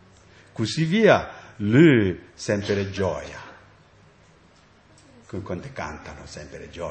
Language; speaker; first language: Italian; non-native, learner; Tibetan